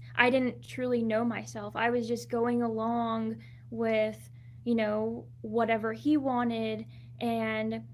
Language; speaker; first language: English; native; English